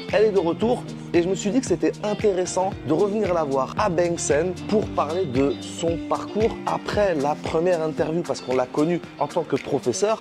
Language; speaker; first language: French; native; French